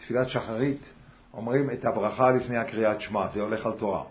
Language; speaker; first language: Hebrew; non-native, fluent; English